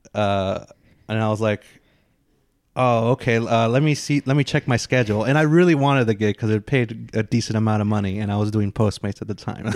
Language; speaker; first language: English; native; English